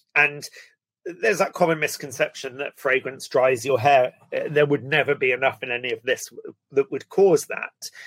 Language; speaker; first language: English; native; English